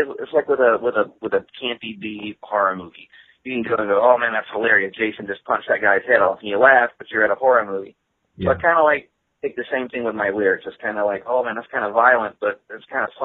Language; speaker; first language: English; native; English